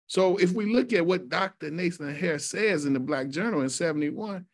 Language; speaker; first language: English; native; English